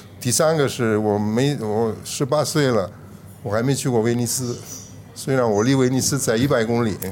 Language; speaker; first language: Chinese; non-native, fluent; Italian